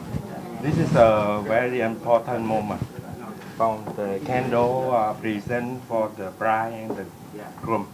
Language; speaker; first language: English; non-native, learner; Vietnamese